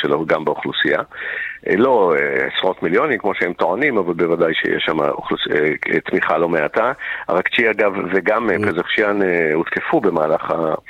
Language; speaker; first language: Hebrew; non-native, local second language; English